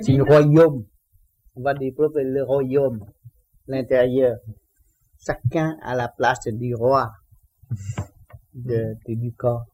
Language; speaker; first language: French; non-native, learner; Vietnamese